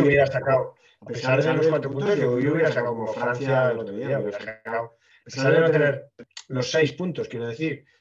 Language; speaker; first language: Spanish; native; Spanish